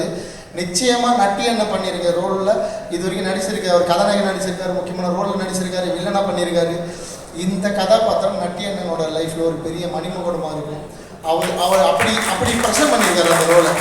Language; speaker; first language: Tamil; native; Tamil